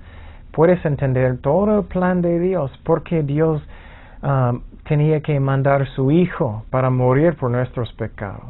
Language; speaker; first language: Spanish; non-native, fluent; English